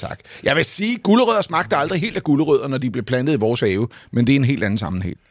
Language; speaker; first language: Danish; native; Danish